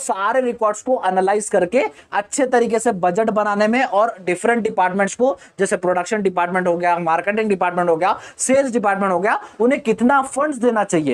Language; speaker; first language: Hindi; native; Hindi